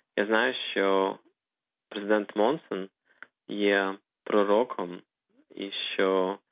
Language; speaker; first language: Ukrainian; native; Ukrainian